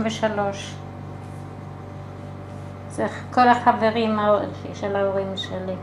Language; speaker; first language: Hebrew; early bilingual, other home language; German